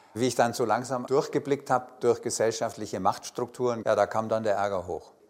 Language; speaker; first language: German; native; German